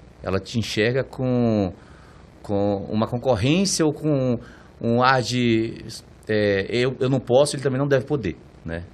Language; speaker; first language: Portuguese; native; Portuguese